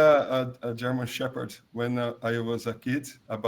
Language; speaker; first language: English; non-native, learner; Portuguese